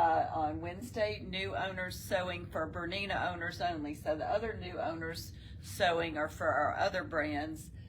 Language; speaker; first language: English; native; English